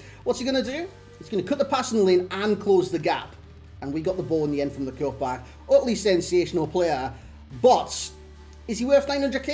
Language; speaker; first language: English; native; English